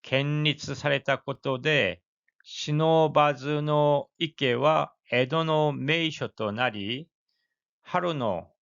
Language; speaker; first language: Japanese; non-native, fluent; Korean